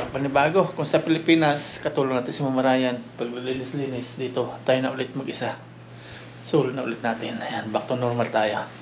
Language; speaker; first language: Filipino; native; Filipino